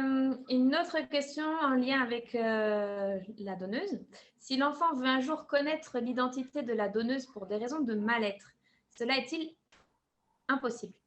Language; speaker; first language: French; native; French